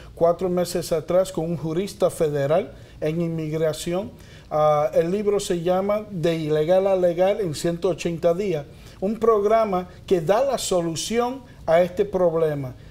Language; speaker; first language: Spanish; early bilingual, heritage; Spanish